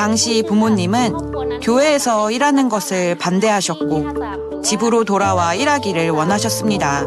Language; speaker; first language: Korean; non-native, fluent; Thai